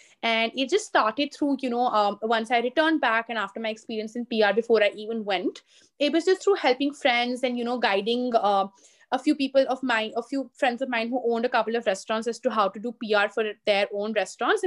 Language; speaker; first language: English; non-native, local second language; Hindi